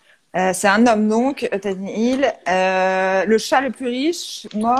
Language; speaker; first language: French; native; French